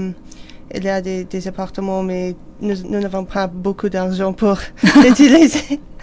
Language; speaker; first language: French; non-native, learner; English